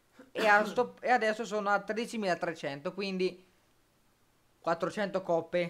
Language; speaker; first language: Italian; native; Italian